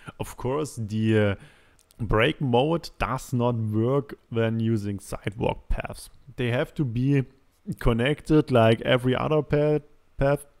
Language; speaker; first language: English; non-native, fluent; German